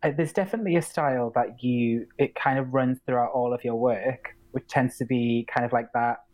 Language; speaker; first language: English; native; English